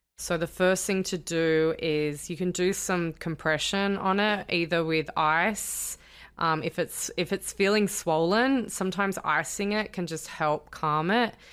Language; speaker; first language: English; native; English